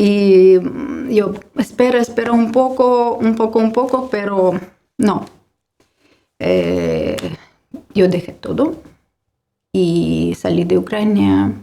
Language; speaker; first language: Spanish; non-native, learner; Ukrainian